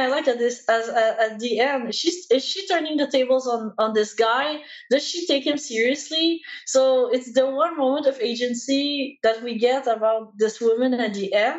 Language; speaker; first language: English; non-native, fluent; French